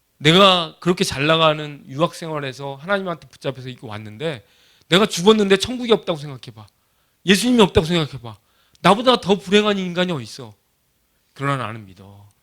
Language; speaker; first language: Korean; native; Korean